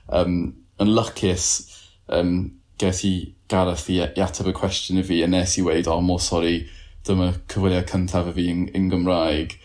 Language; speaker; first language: Welsh; non-native, learner; English